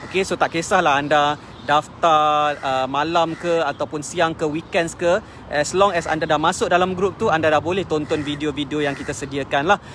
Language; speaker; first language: Malay; native; Malay